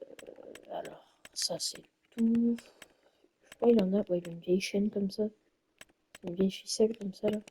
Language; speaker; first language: French; native; French